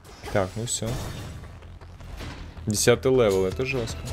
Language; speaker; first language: Russian; native; Russian